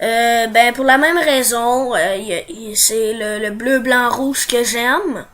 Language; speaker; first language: French; native; French